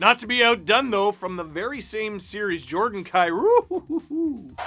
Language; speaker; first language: English; native; English